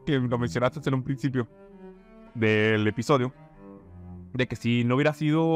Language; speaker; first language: Spanish; native; Spanish